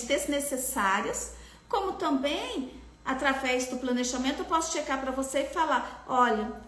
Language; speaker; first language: Portuguese; native; Portuguese